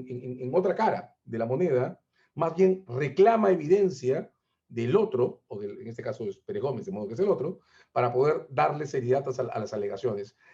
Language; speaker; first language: Spanish; native; Spanish